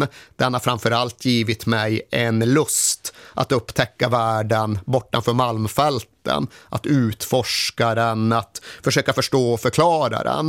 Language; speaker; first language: Swedish; native; Swedish